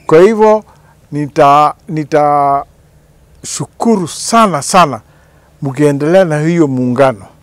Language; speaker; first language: Swahili; non-native, local second language; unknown